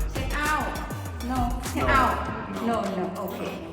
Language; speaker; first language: English; non-native, learner; Thai